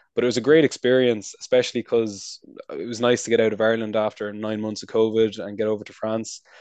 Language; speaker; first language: English; native; English